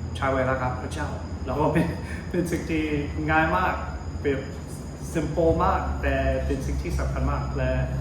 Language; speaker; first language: Thai; non-native, fluent; English